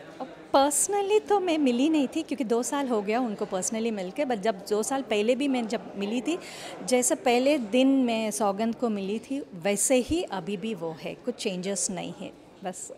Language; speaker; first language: Hindi; non-native, local second language; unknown